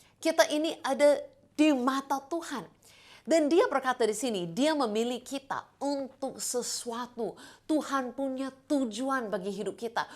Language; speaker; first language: Indonesian; non-native, fluent; English